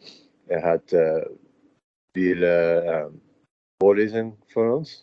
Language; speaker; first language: German; non-native, learner; English